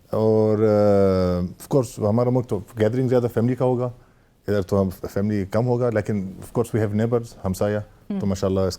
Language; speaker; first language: Hindi; non-native, fluent; Arabic